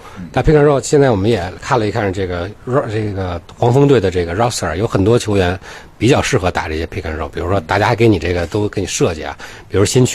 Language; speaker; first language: Chinese; native; Chinese